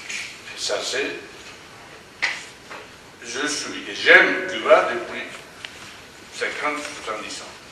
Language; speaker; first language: French; non-native, fluent; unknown